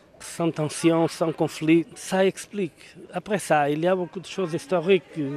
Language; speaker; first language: French; non-native, fluent; Portuguese